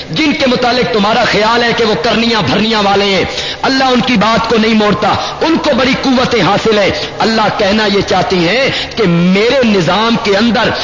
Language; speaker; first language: Urdu; non-native, local second language; Punjabi